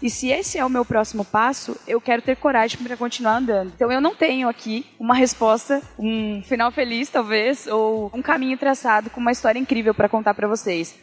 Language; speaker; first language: Portuguese; native; Portuguese